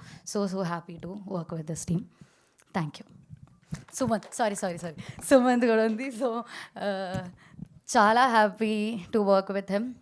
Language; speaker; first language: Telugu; non-native, learner; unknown